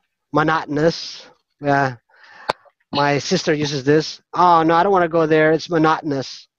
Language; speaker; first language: English; non-native, fluent; Filipino